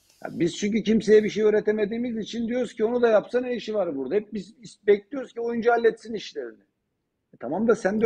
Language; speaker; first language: Turkish; native; Turkish